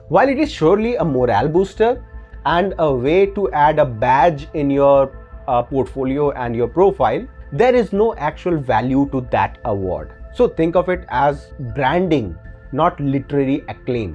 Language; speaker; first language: English; non-native, local second language; Hindi